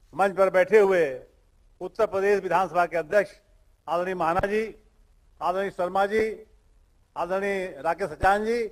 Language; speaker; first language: Hindi; native; Hindi